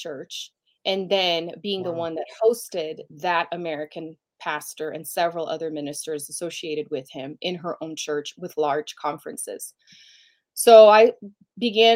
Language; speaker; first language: English; non-native, fluent; Portuguese